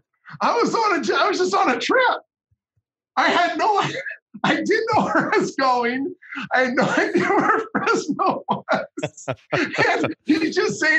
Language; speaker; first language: English; native; English